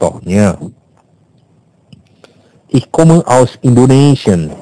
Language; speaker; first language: German; non-native, fluent; Indonesian